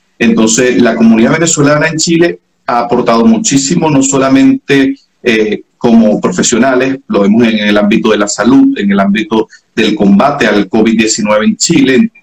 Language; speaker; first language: Spanish; native; Spanish